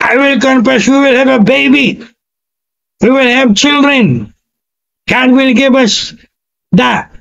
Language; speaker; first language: English; non-native, local second language; Filipino